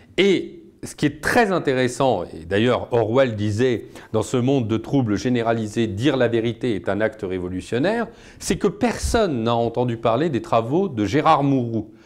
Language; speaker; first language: French; native; French